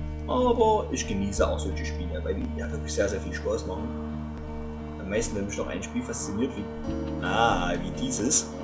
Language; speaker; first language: German; native; German